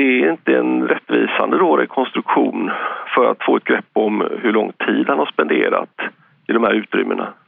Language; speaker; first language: Swedish; native; Swedish